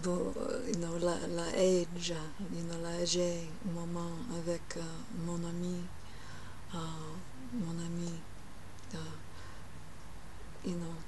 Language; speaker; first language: French; non-native, learner; English